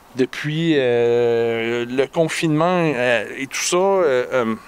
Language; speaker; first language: French; native; French